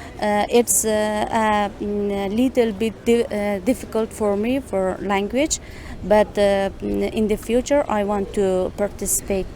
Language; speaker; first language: English; non-native, learner; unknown